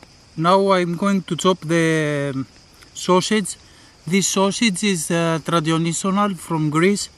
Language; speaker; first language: English; non-native, learner; Greek